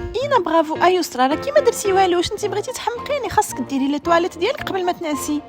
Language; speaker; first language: Arabic; native; Arabic